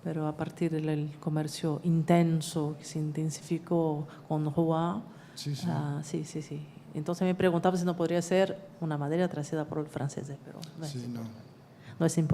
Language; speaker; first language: Spanish; non-native, fluent; French